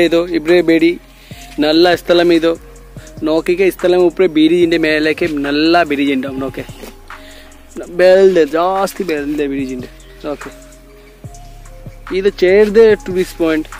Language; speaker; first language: Malayalam; non-native, learner; Hindi